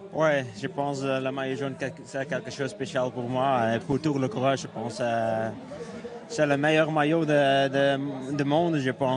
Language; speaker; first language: French; non-native, learner; Dutch